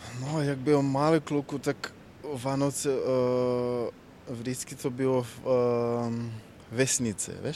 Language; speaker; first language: Czech; non-native, learner; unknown